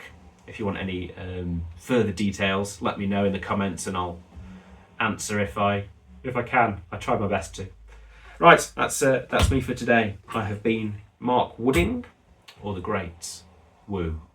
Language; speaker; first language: English; native; English